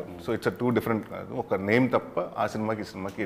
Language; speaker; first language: Telugu; native; Telugu